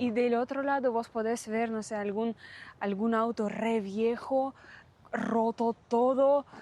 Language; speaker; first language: Spanish; non-native, fluent; Russian